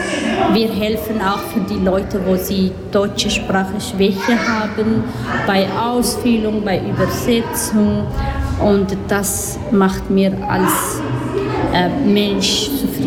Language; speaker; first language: German; non-native, learner; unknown